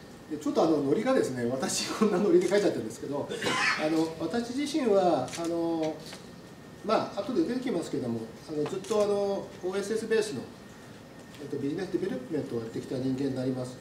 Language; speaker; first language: Japanese; native; Japanese